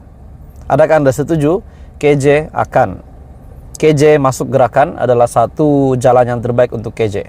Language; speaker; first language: Malay; native; Malay